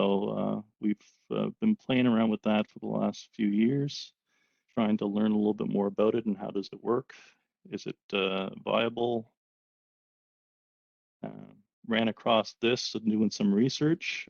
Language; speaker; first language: English; native; English